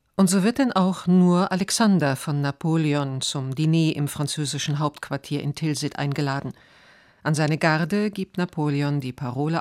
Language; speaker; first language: German; native; German